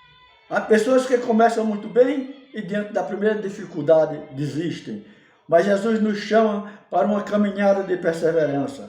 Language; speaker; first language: Portuguese; native; Portuguese